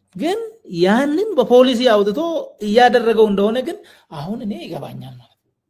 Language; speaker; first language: Amharic; non-native, local second language; Oromo